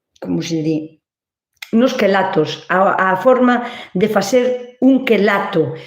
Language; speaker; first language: Galician; native; Galician